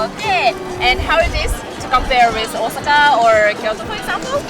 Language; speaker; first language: English; non-native, learner; Russian